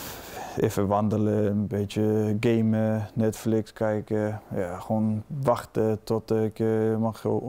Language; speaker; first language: Dutch; non-native, fluent; Danish